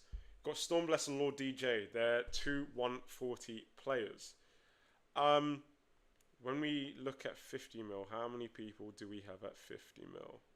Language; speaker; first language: English; native; English